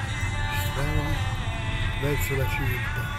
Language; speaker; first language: Italian; native; Italian